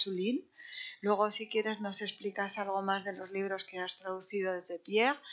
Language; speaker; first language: Spanish; native; Spanish